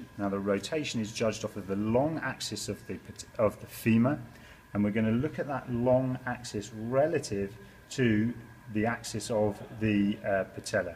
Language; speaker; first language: English; native; English